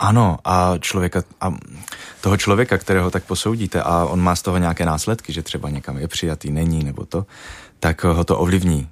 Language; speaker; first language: Czech; native; Czech